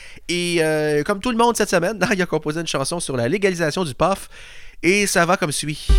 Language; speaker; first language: French; native; French